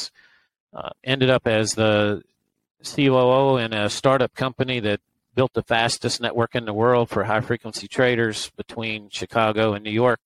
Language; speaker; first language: English; native; English